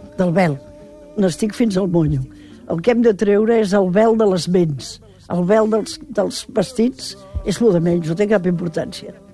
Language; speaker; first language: Catalan; native; Catalan